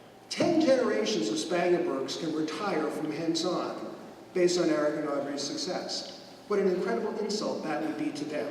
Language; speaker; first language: English; native; English